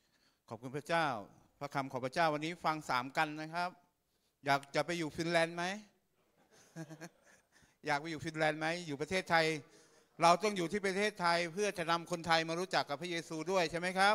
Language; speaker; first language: Thai; native; Thai